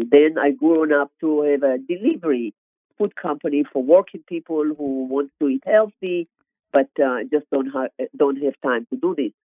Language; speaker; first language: English; non-native, learner; Hebrew